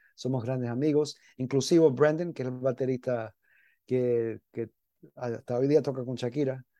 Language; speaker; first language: Spanish; early bilingual, heritage; Spanish